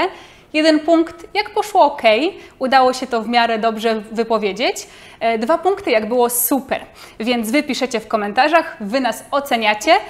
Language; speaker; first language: Polish; native; Polish